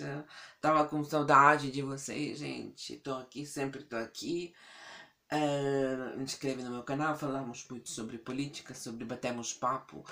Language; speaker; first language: Portuguese; non-native, fluent; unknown